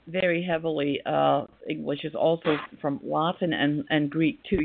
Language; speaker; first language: English; native; English